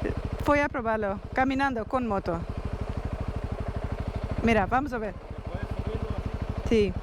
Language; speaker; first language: Spanish; non-native, learner; Dutch